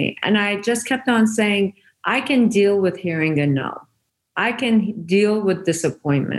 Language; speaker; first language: English; non-native, fluent; Persian